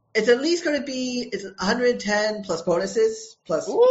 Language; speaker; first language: English; native; English